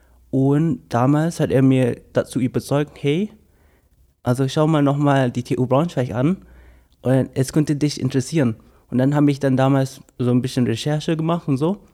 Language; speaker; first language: German; non-native, fluent; English